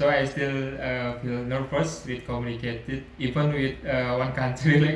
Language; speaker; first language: English; non-native, learner; Indonesian